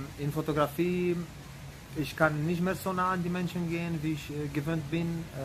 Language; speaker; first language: German; non-native, fluent; Romanian